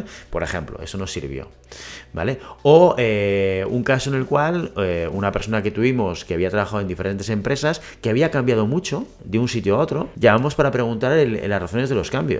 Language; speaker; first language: Spanish; native; Spanish